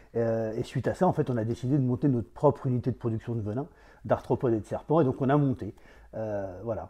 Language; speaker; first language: French; native; French